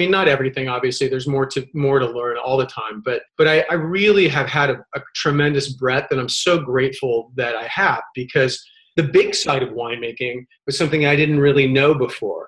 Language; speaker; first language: English; native; English